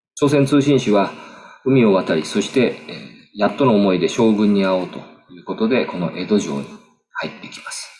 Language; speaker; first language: Japanese; native; Japanese